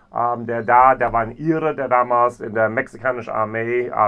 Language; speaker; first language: German; non-native, fluent; English